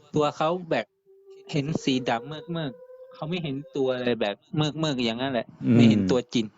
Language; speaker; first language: Thai; native; Thai